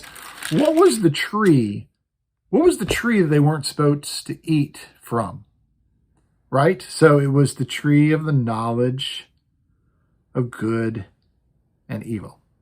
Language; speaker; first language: English; native; English